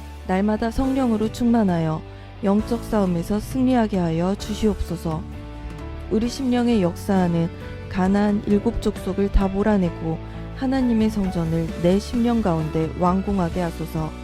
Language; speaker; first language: Korean; native; Korean